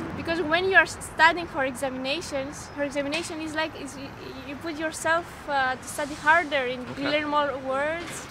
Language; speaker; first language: English; non-native, fluent; Greek